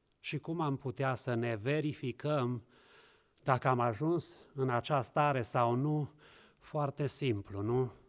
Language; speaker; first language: Romanian; non-native, local second language; Hungarian